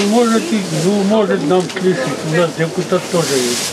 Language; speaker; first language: Russian; non-native, learner; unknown